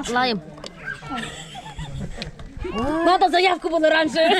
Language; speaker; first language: Russian; non-native, local second language; Yakut